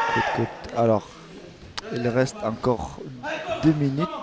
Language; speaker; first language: French; native; French